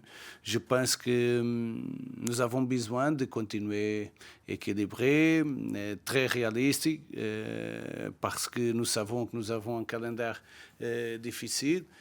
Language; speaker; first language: French; non-native, learner; Portuguese